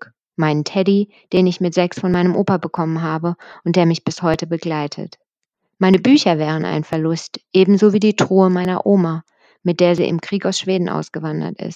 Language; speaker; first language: German; native; German